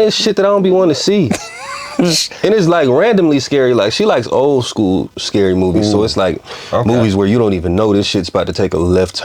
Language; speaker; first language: English; native; English